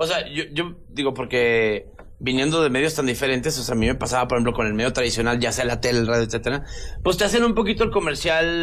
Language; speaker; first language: Spanish; native; Spanish